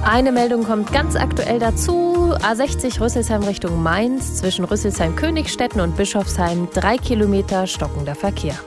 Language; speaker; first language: German; native; German